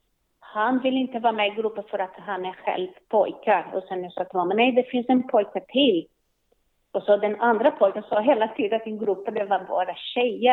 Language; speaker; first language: Swedish; non-native, learner; Portuguese